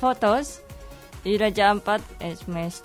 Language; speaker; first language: Catalan; non-native, learner; Indonesian